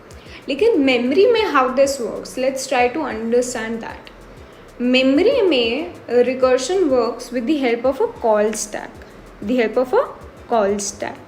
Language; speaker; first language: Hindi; native; Hindi